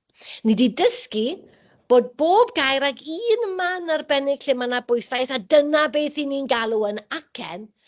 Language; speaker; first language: Welsh; native; Welsh